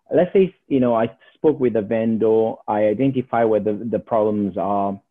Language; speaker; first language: English; non-native, learner; Portuguese